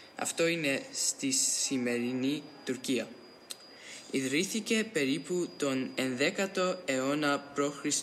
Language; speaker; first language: Greek; early bilingual, heritage; Greek